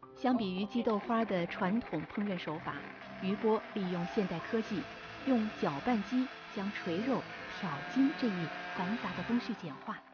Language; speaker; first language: Chinese; native; Chinese